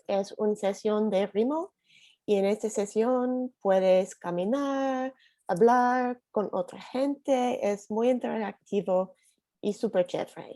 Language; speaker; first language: Spanish; non-native, learner; English